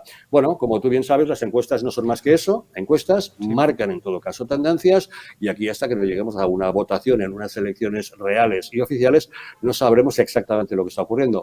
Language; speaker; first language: Spanish; native; Spanish